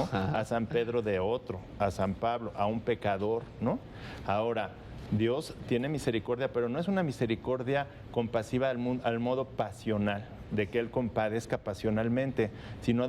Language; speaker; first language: Spanish; native; Spanish